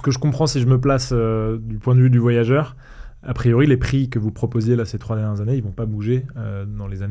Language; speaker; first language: French; native; French